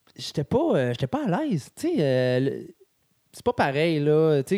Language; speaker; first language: French; native; French